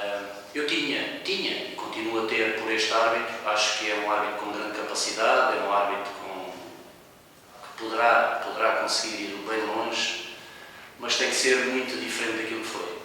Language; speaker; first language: Portuguese; native; Portuguese